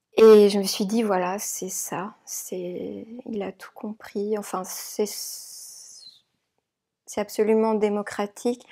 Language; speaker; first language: French; native; French